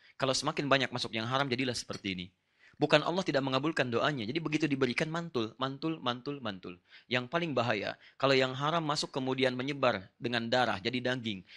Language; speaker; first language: Indonesian; non-native, fluent; Arabic